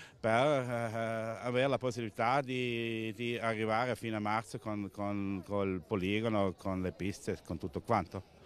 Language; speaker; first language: Italian; non-native, local second language; German